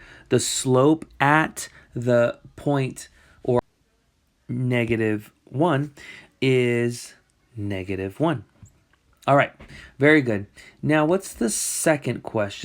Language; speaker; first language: English; native; English